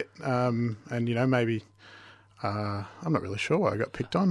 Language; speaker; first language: English; native; English